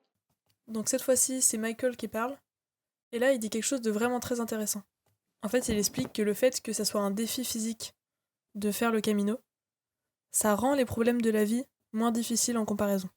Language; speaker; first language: French; native; French